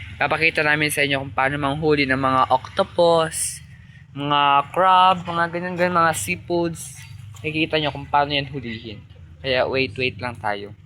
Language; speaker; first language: Filipino; non-native, local second language; Cebuano